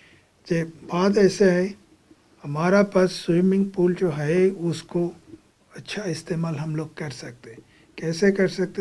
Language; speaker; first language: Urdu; non-native, fluent; Bangla